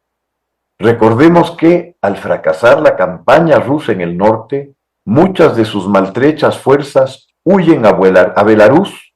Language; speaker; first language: Spanish; native; Spanish